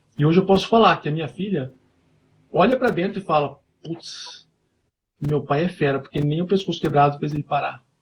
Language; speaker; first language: Portuguese; native; Portuguese